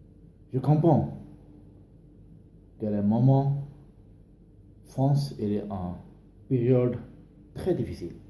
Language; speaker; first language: French; non-native, learner; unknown